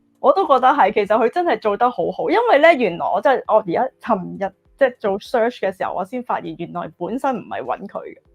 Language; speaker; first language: Cantonese; native; Cantonese